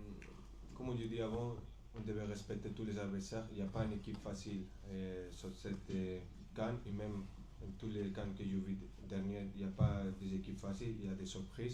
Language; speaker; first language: French; non-native, fluent; Spanish